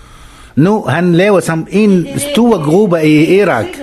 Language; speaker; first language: Danish; non-native, learner; Arabic